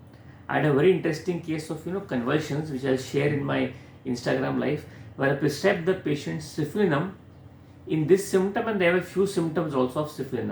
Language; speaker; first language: English; non-native, local second language; Hindi